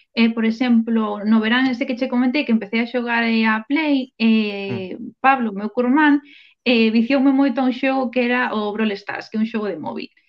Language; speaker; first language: Galician; non-native, local second language; Spanish